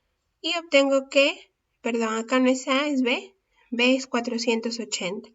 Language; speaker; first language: Spanish; native; Spanish